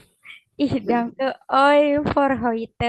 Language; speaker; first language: German; non-native, learner; Indonesian